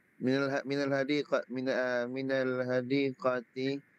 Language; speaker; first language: Arabic; non-native, learner; Filipino